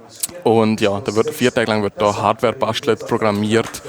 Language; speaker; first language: German; native; German